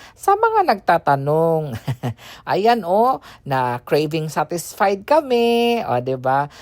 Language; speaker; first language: Filipino; non-native, local second language; Cebuano